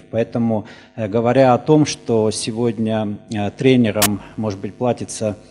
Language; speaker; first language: Russian; native; Russian